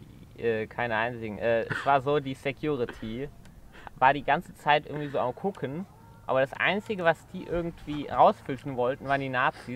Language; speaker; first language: German; native; German